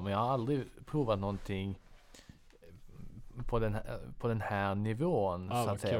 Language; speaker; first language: Swedish; native; Swedish